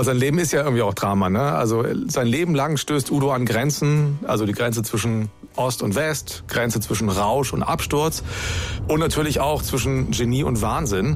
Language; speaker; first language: German; native; German